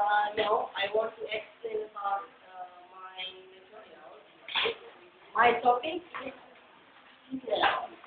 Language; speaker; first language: English; non-native, learner; Indonesian